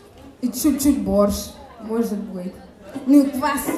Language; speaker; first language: Russian; non-native, learner; English